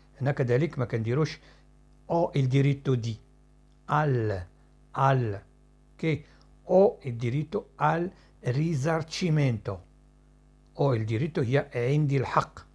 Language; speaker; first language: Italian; non-native, fluent; Arabic